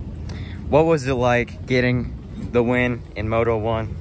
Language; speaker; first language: English; native; English